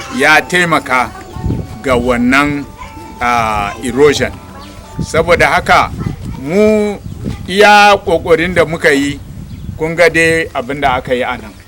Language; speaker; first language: Hausa; non-native, local second language; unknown